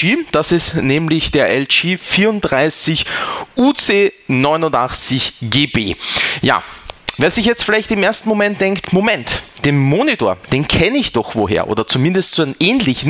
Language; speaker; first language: German; native; German